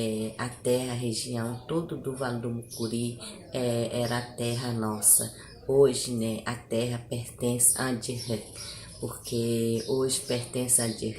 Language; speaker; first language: Portuguese; non-native, local second language; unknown